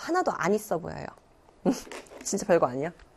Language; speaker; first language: Korean; native; Korean